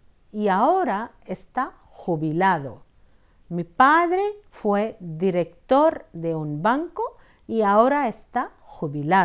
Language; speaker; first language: Spanish; non-native, fluent; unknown